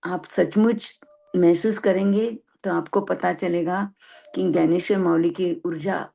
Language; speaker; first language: Hindi; non-native, local second language; Marathi